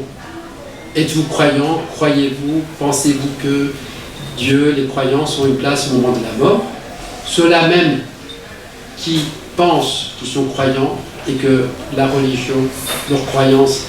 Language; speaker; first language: French; non-native, fluent; Persian